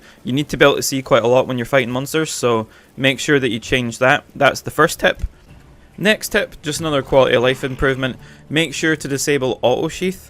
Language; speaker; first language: English; native; English